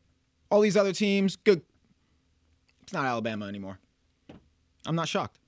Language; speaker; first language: English; native; English